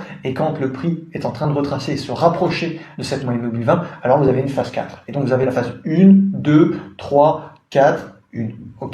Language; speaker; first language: French; native; French